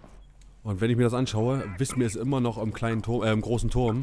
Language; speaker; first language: German; native; German